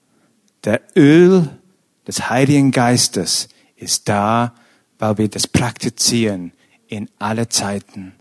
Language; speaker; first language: German; non-native, fluent; English